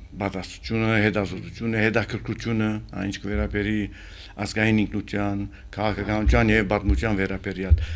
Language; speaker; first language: Armenian; early bilingual, heritage; Armenian